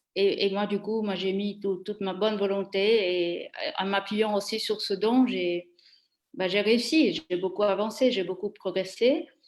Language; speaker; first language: French; non-native, fluent; Italian